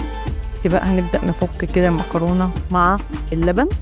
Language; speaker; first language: Arabic; native; Arabic